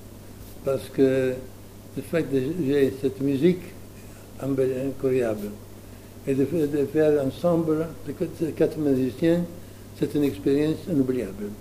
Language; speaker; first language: French; non-native, learner; Italian